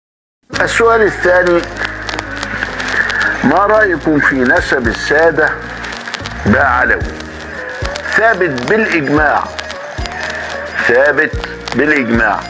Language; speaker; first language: Arabic; native; Arabic